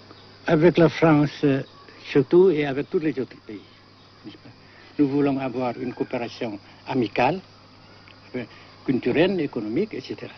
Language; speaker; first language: French; non-native, local second language; Vietnamese